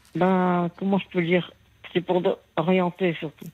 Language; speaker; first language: French; native; French